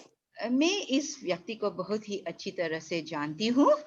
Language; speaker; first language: Hindi; early bilingual, heritage; Hindi